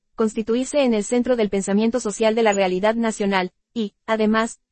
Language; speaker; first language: Spanish; native; Spanish